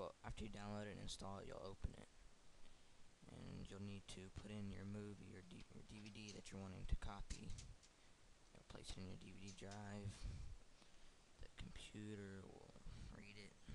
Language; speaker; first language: English; native; English